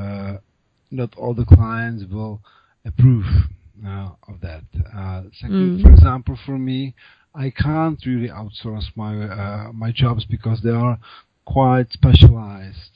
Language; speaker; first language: English; non-native, fluent; Czech